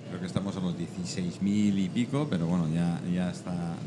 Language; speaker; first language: Spanish; native; Spanish